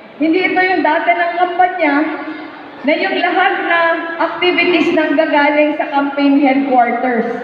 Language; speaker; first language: Filipino; non-native, local second language; Bikol